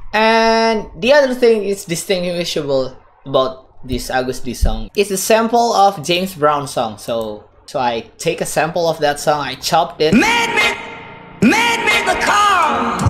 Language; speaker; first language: English; non-native, fluent; Indonesian